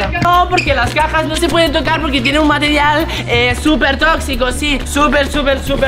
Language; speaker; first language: Spanish; native; Spanish